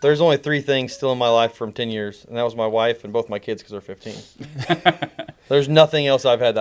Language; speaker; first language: English; native; English